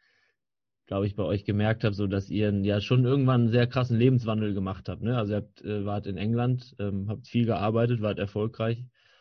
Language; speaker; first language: German; native; German